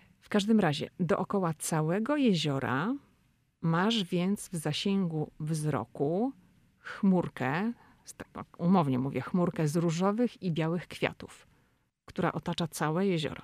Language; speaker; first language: Polish; native; Polish